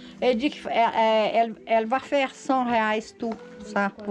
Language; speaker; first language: French; non-native, learner; Portuguese